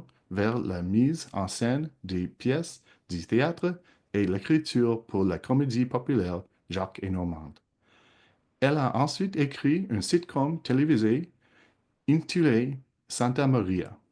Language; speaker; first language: French; non-native, local second language; English